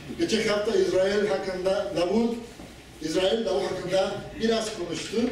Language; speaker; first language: Turkish; non-native, fluent; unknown